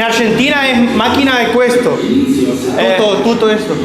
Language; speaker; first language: Italian; non-native, learner; Spanish